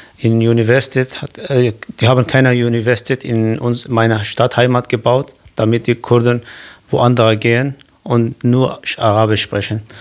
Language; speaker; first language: German; non-native, learner; Kurdish